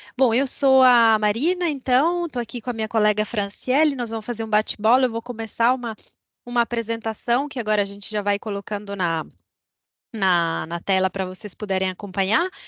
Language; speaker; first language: Portuguese; non-native, fluent; Italian